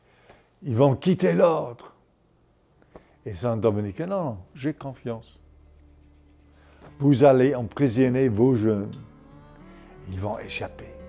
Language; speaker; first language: French; non-native, fluent; English